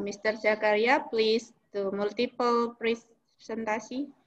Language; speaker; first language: English; non-native, learner; Indonesian